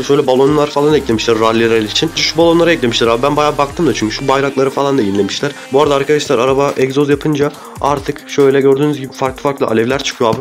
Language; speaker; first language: Turkish; native; Turkish